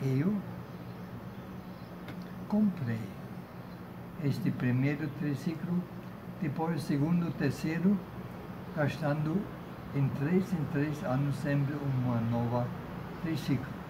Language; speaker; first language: Portuguese; non-native, fluent; German